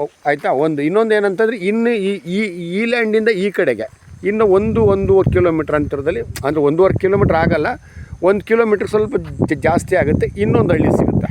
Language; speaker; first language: Kannada; native; Kannada